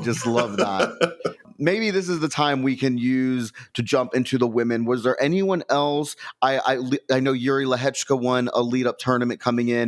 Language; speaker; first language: English; native; English